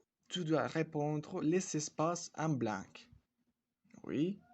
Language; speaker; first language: French; non-native, fluent; Spanish